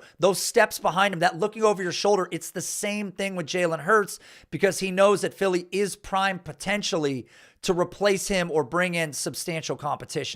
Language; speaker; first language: English; native; English